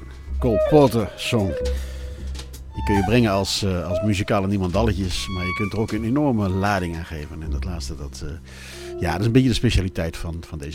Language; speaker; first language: Dutch; native; Dutch